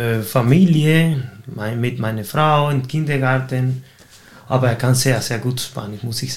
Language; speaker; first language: German; non-native, fluent; Spanish